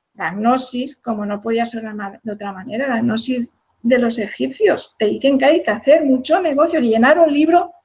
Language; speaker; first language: Spanish; native; Spanish